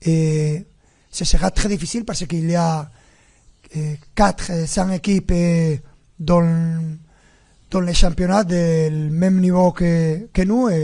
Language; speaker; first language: French; non-native, fluent; Spanish